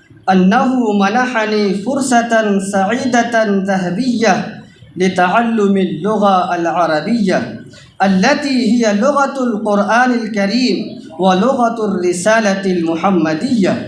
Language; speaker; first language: Arabic; non-native, fluent; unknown